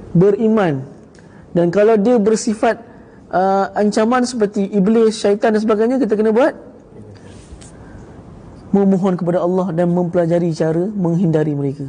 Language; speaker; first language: Malay; native; Malay